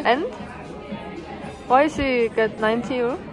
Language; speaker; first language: English; non-native, learner; Korean